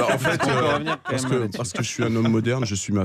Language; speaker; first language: French; native; French